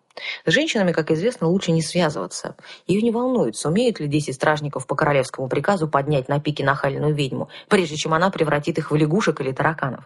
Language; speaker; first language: Russian; native; Russian